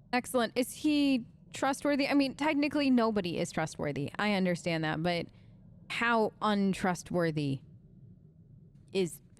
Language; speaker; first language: English; native; English